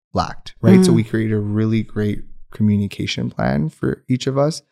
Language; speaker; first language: English; non-native, local second language; Urdu